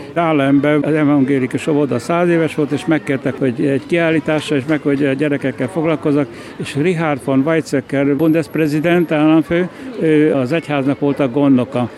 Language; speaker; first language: Hungarian; native; Hungarian